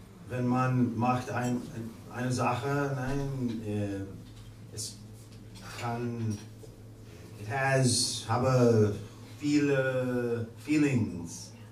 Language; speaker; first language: German; non-native, learner; English